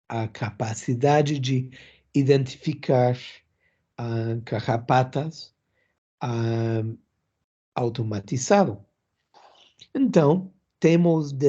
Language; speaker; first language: Portuguese; non-native, learner; English